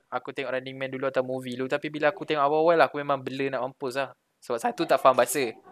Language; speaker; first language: Malay; native; Malay